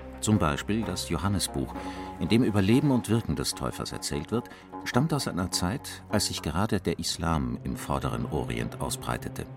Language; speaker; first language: German; native; German